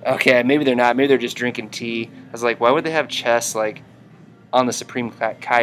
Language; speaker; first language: English; native; English